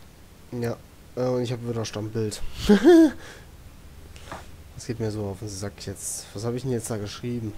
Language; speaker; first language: German; native; German